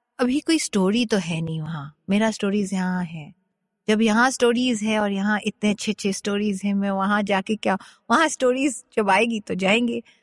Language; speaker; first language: Hindi; non-native, local second language; Bangla